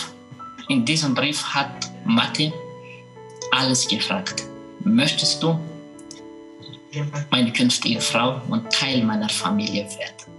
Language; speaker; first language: German; non-native, fluent; Malagasy